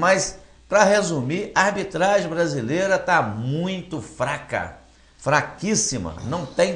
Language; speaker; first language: Portuguese; native; Portuguese